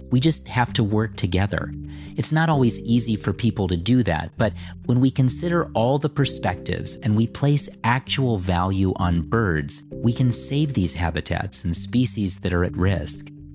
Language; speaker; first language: English; native; English